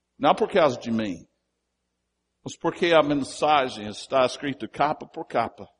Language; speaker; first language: Portuguese; non-native, fluent; English